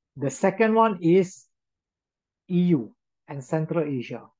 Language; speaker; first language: English; non-native, local second language; Min Nan Chinese